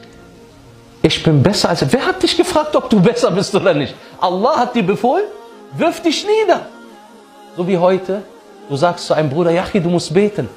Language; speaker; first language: German; early bilingual, other home language; Arabic